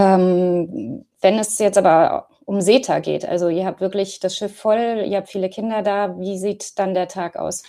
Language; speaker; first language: German; native; German